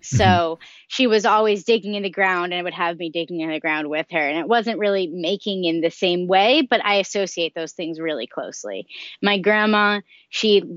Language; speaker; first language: English; native; English